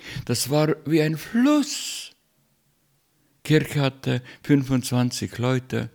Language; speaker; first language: German; non-native, learner; Estonian